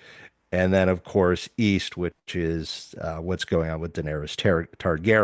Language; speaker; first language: English; native; English